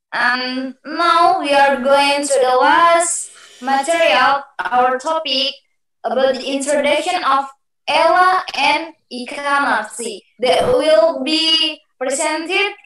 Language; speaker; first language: English; non-native, learner; Indonesian